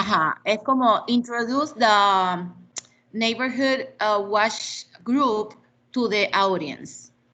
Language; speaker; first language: English; non-native, learner; Spanish